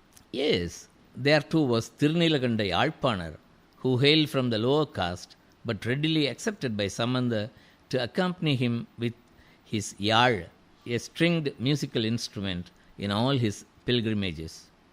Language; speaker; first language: English; non-native, local second language; Tamil